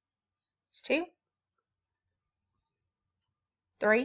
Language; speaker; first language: English; native; English